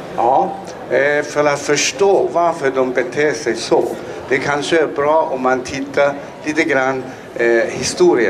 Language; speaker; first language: Swedish; non-native, fluent; Chinese